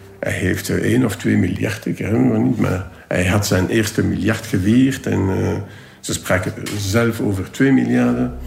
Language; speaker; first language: Dutch; non-native, local second language; French